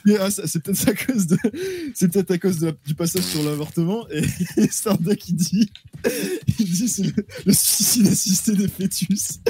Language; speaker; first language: French; native; French